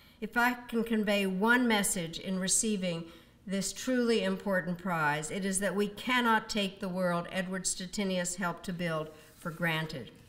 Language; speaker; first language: English; early bilingual, other home language; Czech